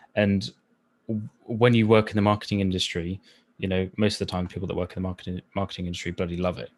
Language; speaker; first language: English; native; English